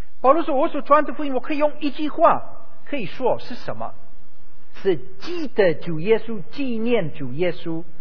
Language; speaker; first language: Chinese; non-native, fluent; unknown